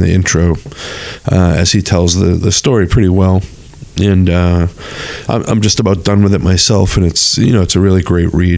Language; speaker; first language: English; native; English